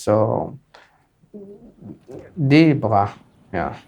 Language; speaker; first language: Norwegian; non-native, learner; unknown